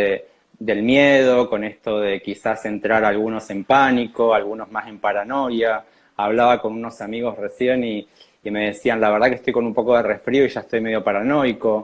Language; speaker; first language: Spanish; native; Spanish